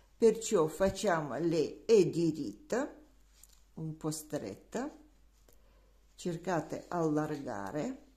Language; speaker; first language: Italian; non-native, learner; Russian